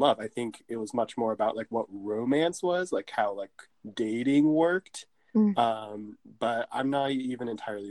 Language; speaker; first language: English; native; English